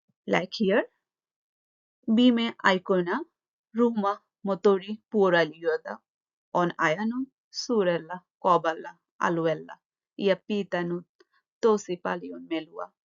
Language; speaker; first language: Finnish; non-native, learner; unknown